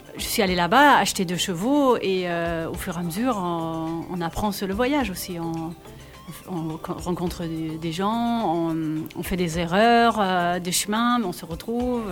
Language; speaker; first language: French; non-native, fluent; German